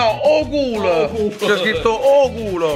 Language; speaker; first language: Italian; native; Italian